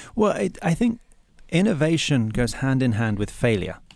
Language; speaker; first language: English; native; English